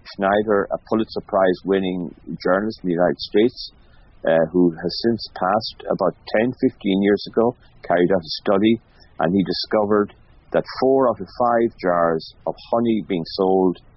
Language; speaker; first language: English; native; English